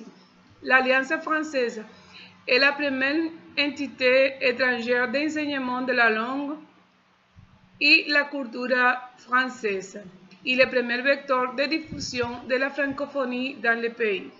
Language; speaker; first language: French; non-native, fluent; Spanish